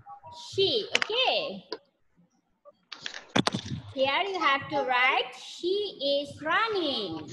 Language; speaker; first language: English; non-native, learner; Bangla